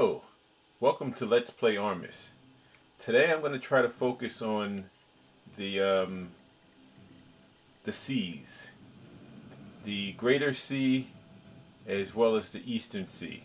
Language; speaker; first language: English; native; English